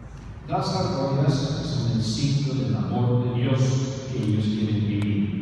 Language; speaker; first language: Spanish; native; Spanish